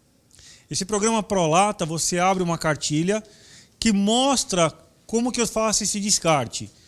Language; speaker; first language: Portuguese; native; Portuguese